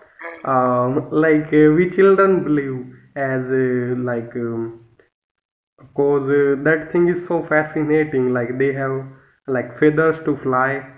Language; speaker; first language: English; non-native, local second language; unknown